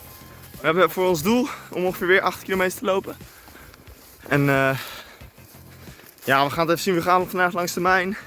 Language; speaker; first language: Dutch; native; Dutch